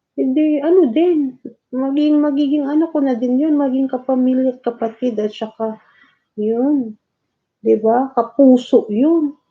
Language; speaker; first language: Filipino; non-native, local second language; Cebuano